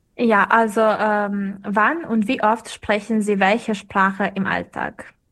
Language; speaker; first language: German; non-native, fluent; Serbian